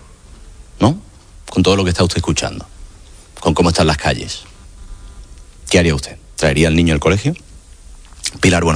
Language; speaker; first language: Spanish; native; Spanish